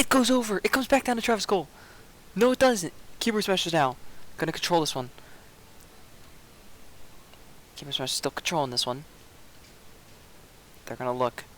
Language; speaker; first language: English; native; English